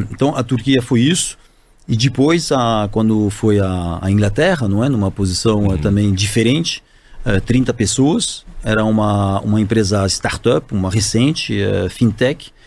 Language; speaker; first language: Portuguese; non-native, fluent; French